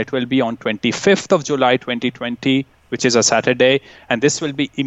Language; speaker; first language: English; non-native, local second language; Hindi